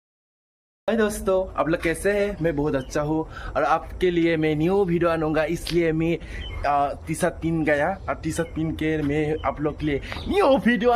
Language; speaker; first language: Hindi; non-native, local second language; Bangla